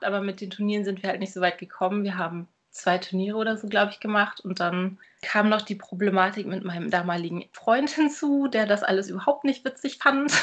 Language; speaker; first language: German; native; German